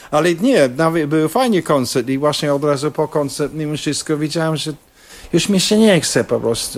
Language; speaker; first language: Polish; non-native, fluent; English